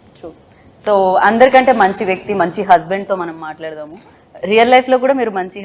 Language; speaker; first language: Telugu; native; Telugu